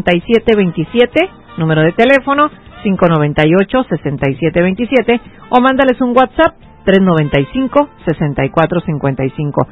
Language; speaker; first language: Spanish; native; Spanish